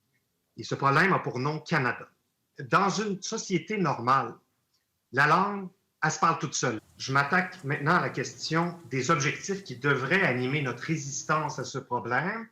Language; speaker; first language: French; native; French